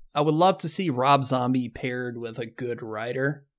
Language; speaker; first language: English; native; English